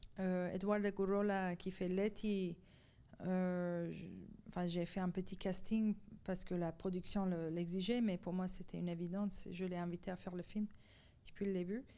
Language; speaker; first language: French; non-native, fluent; Persian